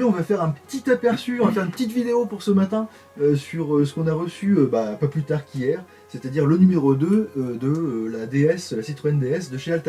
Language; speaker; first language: French; native; French